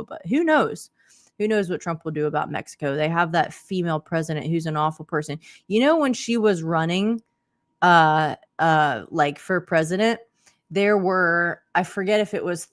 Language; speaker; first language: English; native; English